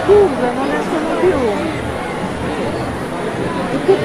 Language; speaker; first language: Italian; native; Italian